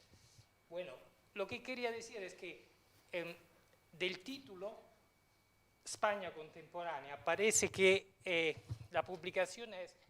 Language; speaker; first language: Spanish; non-native, fluent; Italian